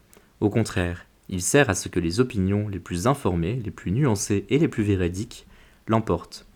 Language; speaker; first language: French; native; French